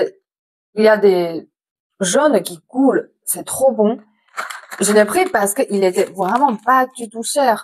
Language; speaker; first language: French; non-native, fluent; Chinese